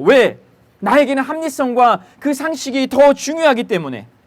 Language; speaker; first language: Korean; native; Korean